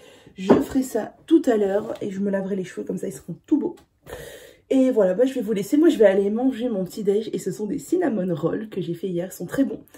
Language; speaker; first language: French; native; French